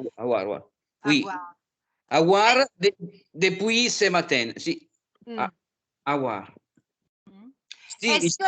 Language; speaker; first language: French; non-native, learner; Italian